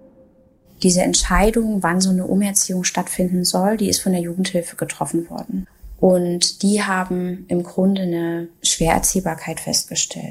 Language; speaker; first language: German; native; German